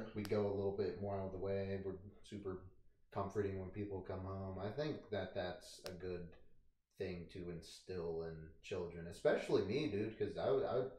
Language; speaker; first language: English; native; English